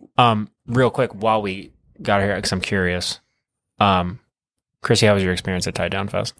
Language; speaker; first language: English; native; English